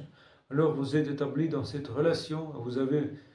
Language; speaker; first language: French; non-native, fluent; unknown